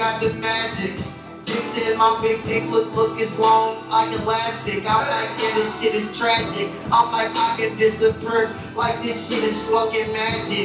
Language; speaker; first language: English; native; English